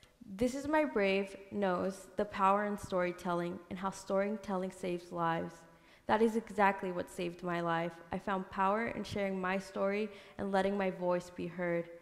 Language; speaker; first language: English; early bilingual, other home language; Spanish